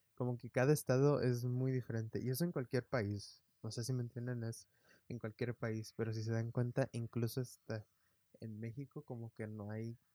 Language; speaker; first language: Spanish; early bilingual, heritage; Spanish